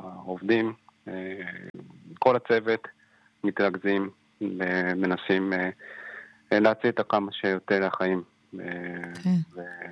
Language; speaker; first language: Hebrew; non-native, fluent; Japanese